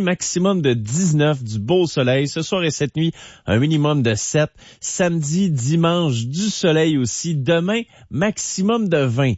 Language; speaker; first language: French; native; French